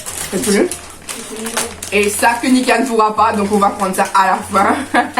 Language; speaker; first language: French; native; French